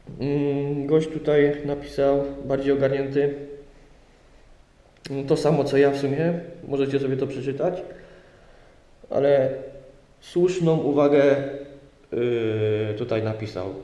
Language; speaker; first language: Polish; native; Polish